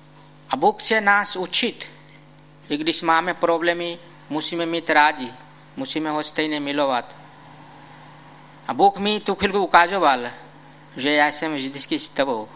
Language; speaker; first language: Czech; non-native, fluent; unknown